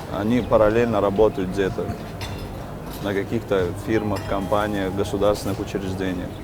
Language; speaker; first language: Russian; native; Russian